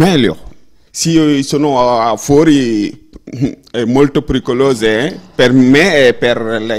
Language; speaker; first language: Italian; non-native, learner; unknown